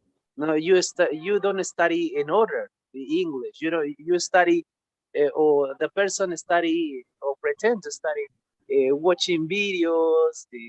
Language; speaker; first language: English; non-native, learner; Spanish